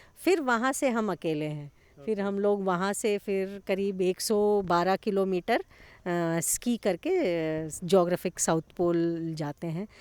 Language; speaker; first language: Hindi; non-native, local second language; Kannada